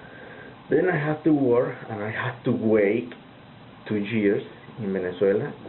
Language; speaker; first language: English; non-native, learner; Spanish